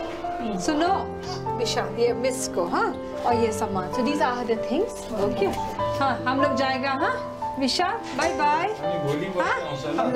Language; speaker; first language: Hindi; non-native, local second language; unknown